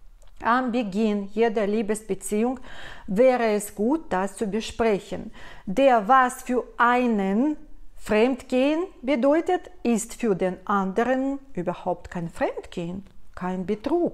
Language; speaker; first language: German; non-native, fluent; Russian